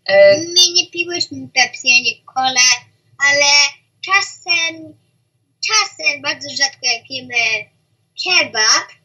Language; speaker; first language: Polish; early bilingual, heritage; Polish